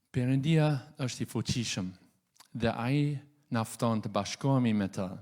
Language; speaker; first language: Albanian; non-native, fluent; English